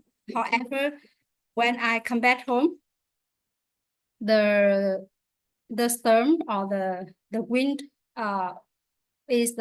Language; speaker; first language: English; non-native, learner; Vietnamese